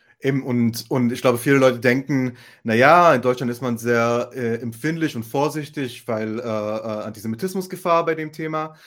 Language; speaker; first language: German; non-native, fluent; Hebrew